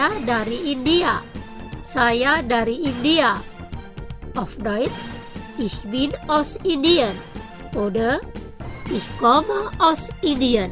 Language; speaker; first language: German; non-native, fluent; Indonesian